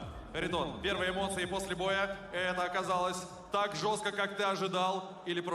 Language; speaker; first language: Russian; native; Russian